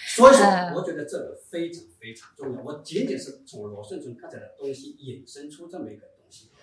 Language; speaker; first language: Chinese; native; Chinese